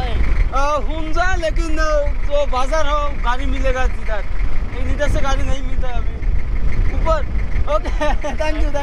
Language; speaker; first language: Hindi; non-native, learner; Bangla